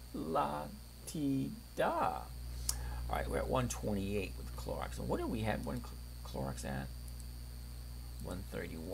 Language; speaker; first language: English; native; English